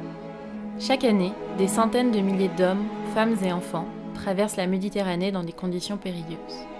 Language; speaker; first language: French; native; French